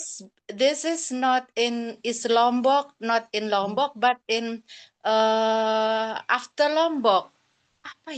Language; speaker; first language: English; non-native, learner; Indonesian